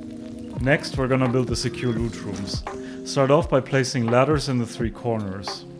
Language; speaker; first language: English; non-native, fluent; German